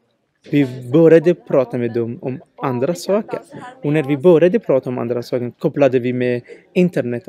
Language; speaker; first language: Swedish; non-native, local second language; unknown